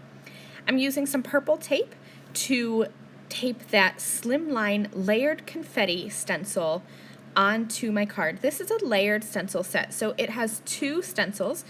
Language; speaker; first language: English; native; English